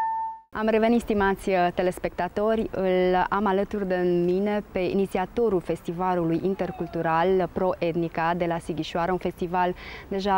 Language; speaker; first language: Romanian; native; Romanian